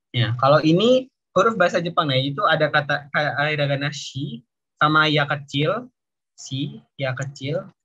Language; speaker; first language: Indonesian; native; Indonesian